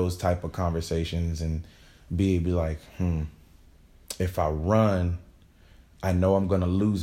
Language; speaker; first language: English; native; English